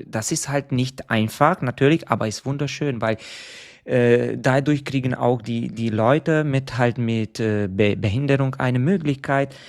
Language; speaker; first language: German; non-native, fluent; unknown